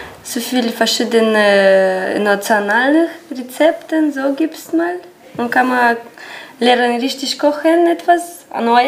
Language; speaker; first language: German; non-native, learner; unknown